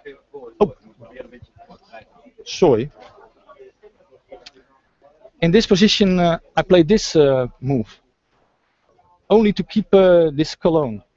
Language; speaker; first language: English; non-native, fluent; Dutch